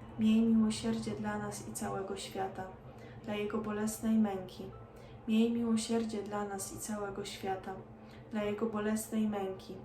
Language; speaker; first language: Polish; native; Polish